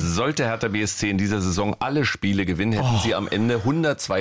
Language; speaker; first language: German; native; German